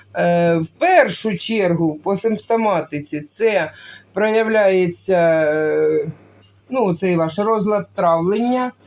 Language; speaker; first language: Ukrainian; non-native, local second language; Russian